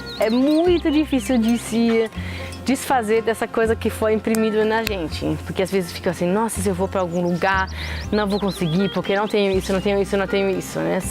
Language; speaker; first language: Portuguese; non-native, fluent; German